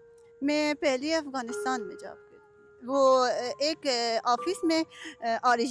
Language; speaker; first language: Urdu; non-native, learner; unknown